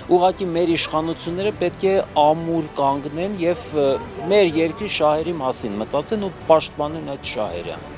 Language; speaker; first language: Armenian; native; Armenian